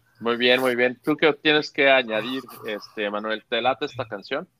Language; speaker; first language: Spanish; native; Spanish